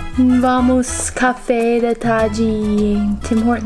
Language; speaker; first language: Portuguese; non-native, learner; English